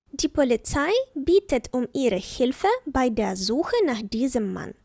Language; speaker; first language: German; non-native, fluent; Ukrainian